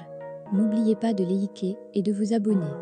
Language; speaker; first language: French; native; French